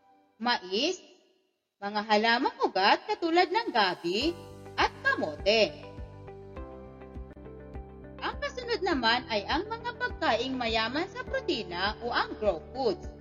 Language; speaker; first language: Filipino; native; Filipino